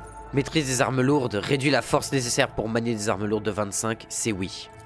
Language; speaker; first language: French; native; French